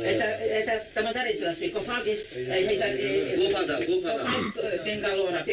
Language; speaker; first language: Russian; non-native, learner; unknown